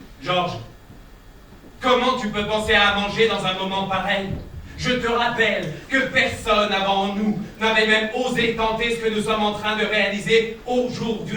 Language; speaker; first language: French; native; French